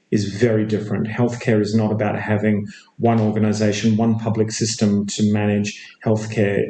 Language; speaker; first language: English; native; English